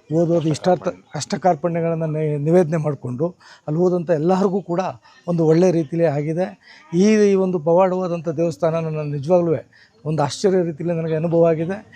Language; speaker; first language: Kannada; native; Kannada